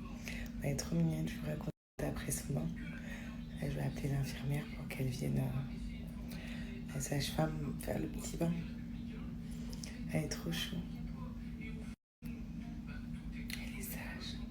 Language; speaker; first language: French; native; French